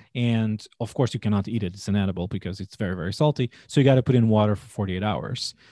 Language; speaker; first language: English; non-native, fluent; Portuguese